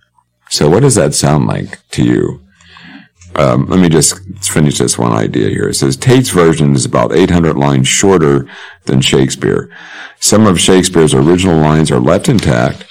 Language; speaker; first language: English; native; English